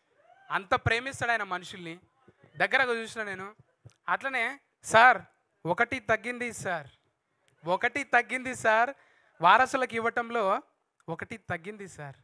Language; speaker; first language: Telugu; native; Telugu